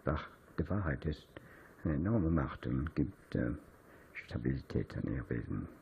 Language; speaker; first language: German; non-native, fluent; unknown